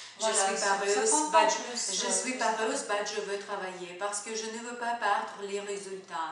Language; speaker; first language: French; non-native, learner; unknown